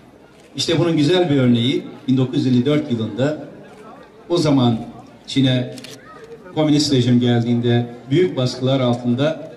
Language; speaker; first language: Turkish; native; Turkish